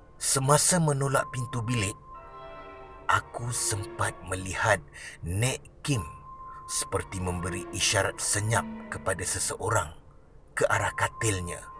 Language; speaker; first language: Malay; native; Malay